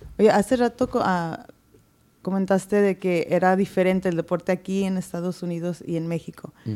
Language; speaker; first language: Spanish; early bilingual, heritage; Spanish